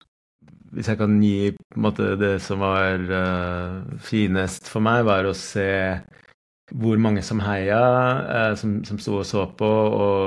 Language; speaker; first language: Norwegian; non-native, fluent; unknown